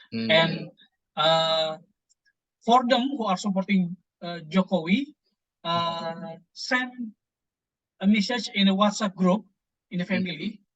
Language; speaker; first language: English; non-native, fluent; Indonesian